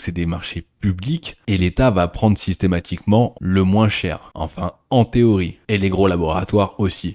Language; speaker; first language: French; native; French